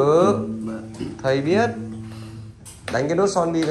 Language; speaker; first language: Vietnamese; native; Vietnamese